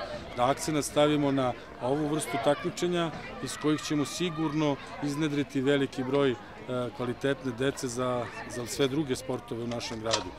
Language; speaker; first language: Serbian; native; Serbian